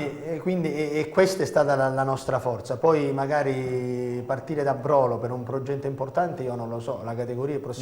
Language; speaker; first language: Italian; native; Italian